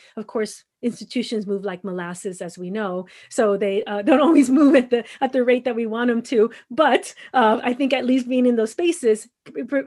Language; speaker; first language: English; native; English